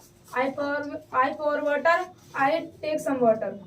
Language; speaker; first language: English; non-native, learner; Hindi